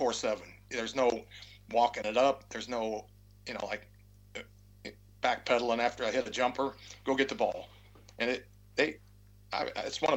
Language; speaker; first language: English; native; English